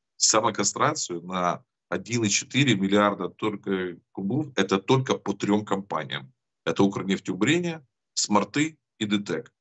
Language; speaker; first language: Russian; native; Russian